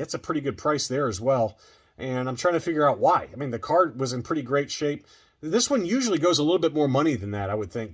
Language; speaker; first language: English; native; English